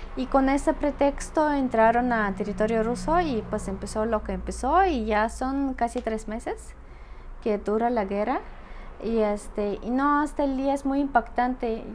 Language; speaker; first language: Spanish; non-native, fluent; Russian